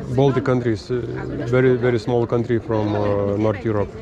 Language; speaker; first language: English; non-native, learner; Lithuanian